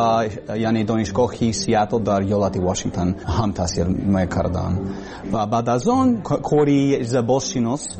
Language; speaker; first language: Persian; non-native, learner; English